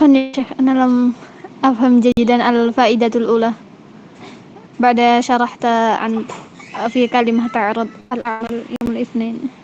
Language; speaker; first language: Arabic; non-native, learner; Indonesian